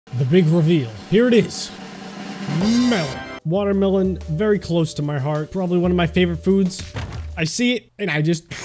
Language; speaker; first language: English; native; English